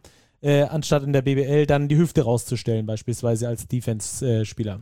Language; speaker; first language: German; native; German